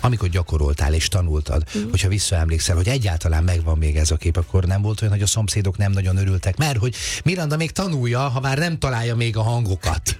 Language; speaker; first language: Hungarian; native; Hungarian